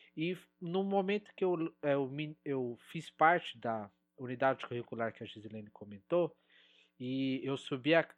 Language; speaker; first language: Portuguese; native; Portuguese